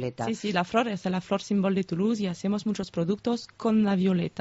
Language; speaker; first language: Spanish; non-native, fluent; French